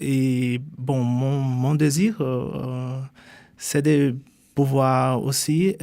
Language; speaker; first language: French; non-native, fluent; Portuguese